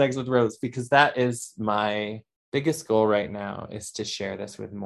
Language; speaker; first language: English; native; English